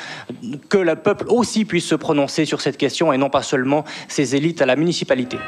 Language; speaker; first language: French; native; French